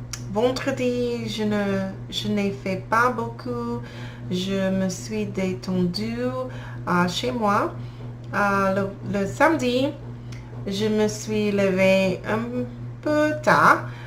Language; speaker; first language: French; non-native, learner; English